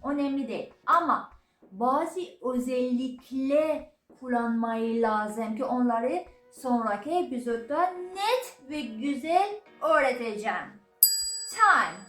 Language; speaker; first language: Turkish; non-native, learner; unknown